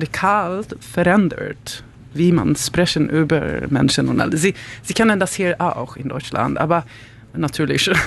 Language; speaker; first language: German; non-native, learner; Swedish